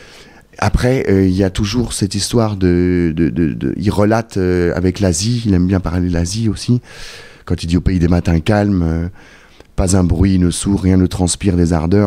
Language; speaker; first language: French; native; French